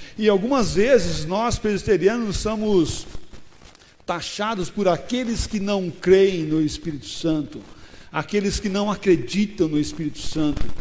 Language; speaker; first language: Portuguese; native; Portuguese